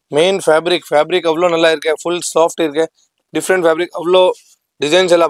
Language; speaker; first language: Tamil; non-native, local second language; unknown